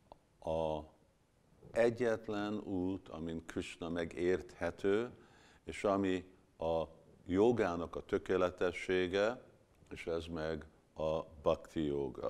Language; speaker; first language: Hungarian; early bilingual, heritage; Hungarian